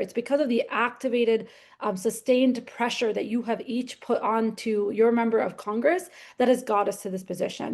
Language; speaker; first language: English; native; English